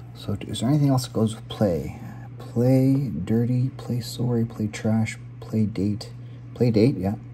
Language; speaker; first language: English; native; English